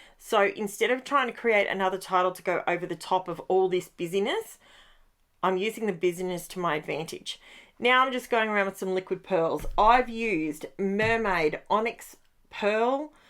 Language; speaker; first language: English; native; English